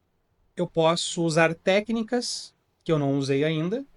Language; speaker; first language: Portuguese; native; Portuguese